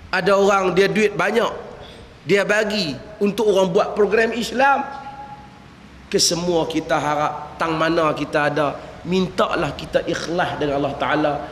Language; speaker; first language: Malay; native; Malay